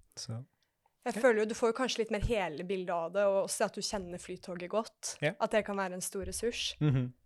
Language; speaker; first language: Norwegian; native; Norwegian